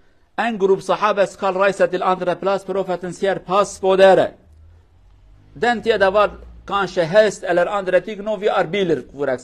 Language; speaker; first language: Norwegian; non-native, learner; Kurdish